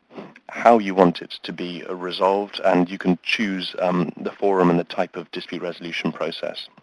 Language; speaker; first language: English; native; English